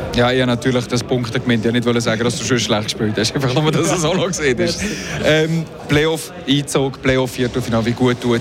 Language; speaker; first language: German; native; German